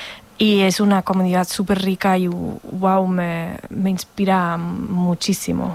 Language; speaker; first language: Catalan; non-native, fluent; German